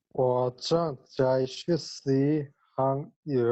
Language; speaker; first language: Chinese; non-native, learner; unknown